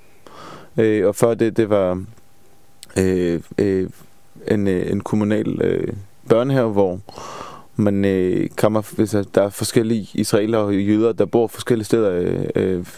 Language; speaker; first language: Danish; non-native, fluent; Hebrew